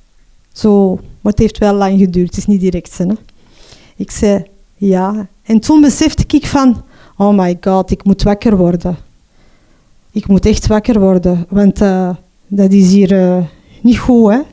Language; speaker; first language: Dutch; non-native, local second language; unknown